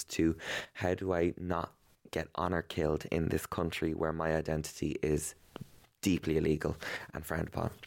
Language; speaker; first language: English; native; English